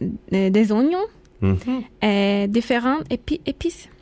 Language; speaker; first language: French; non-native, learner; Turkish